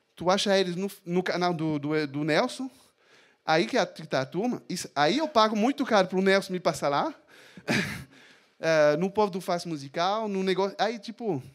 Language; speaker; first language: Portuguese; non-native, fluent; French